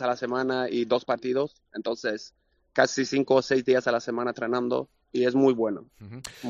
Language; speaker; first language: Spanish; non-native, learner; Swedish